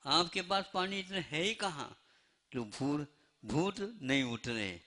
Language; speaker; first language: Hindi; non-native, local second language; Kannada